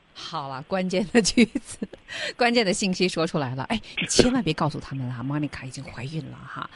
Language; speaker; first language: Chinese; native; Chinese